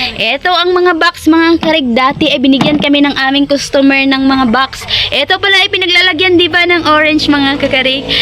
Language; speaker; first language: Filipino; non-native, local second language; Cebuano